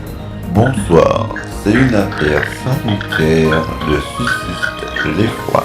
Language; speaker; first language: French; native; French